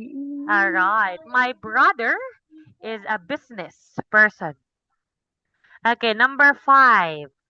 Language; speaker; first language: English; non-native, local second language; Cebuano